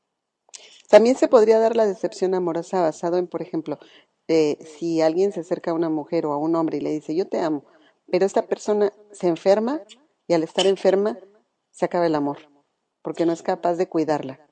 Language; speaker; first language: Spanish; native; Spanish